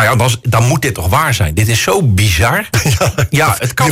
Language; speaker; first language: Dutch; native; Dutch